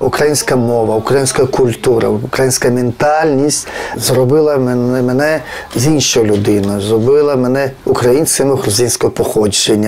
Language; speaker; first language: Ukrainian; non-native, fluent; Georgian